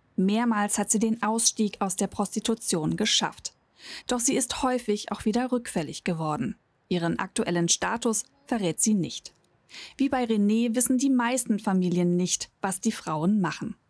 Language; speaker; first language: German; native; German